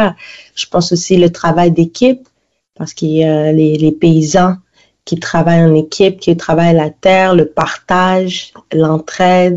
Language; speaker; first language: French; native; French